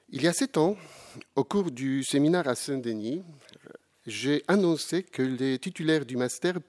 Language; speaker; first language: French; non-native, fluent; Polish